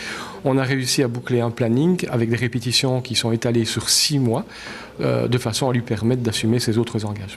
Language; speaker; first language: French; native; French